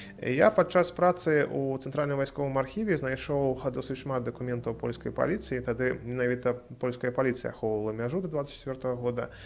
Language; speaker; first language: Belarusian; native; Belarusian